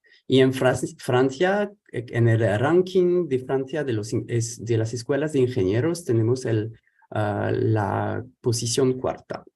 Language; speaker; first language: Spanish; non-native, fluent; French